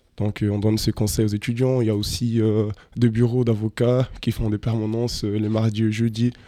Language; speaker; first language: French; non-native, fluent; Portuguese